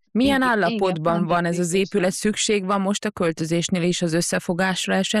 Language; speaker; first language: Hungarian; native; Hungarian